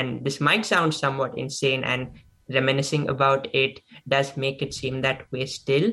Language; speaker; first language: English; non-native, local second language; Hindi